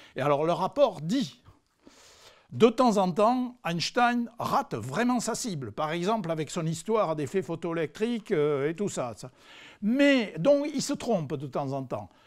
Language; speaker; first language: French; native; French